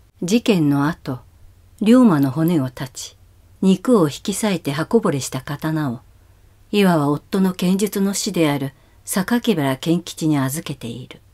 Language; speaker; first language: Japanese; native; Japanese